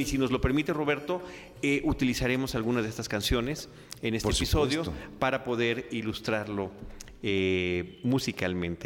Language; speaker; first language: Spanish; native; Spanish